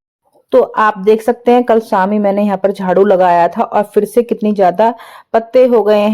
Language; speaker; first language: Hindi; native; Hindi